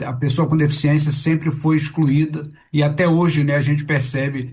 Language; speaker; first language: Portuguese; native; Portuguese